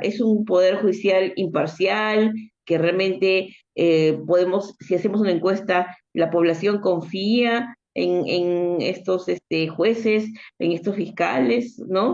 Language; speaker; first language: Spanish; native; Spanish